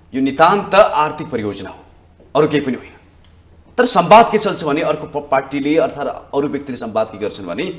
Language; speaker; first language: Nepali; native; Nepali